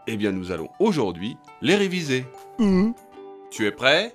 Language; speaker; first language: French; native; French